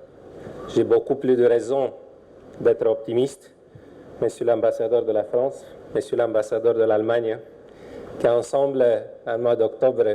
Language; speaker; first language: French; non-native, fluent; Romanian